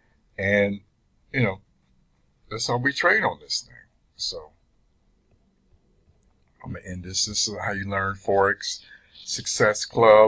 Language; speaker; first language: English; native; English